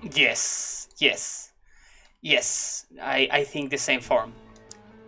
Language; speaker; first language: English; non-native, learner; Spanish